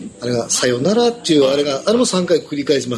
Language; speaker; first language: Japanese; native; Japanese